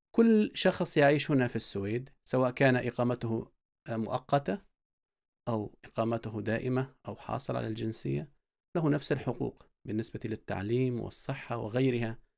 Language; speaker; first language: Arabic; native; Arabic